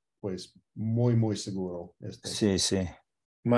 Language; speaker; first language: Spanish; early bilingual, heritage; Spanish